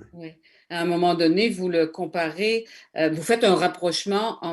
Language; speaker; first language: French; native; French